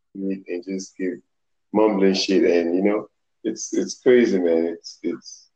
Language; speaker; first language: English; non-native, local second language; Yoruba